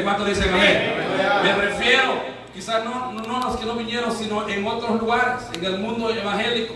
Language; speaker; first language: Spanish; native; Spanish